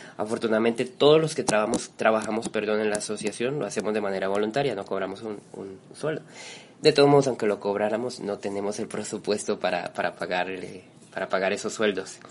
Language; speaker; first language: Spanish; native; Spanish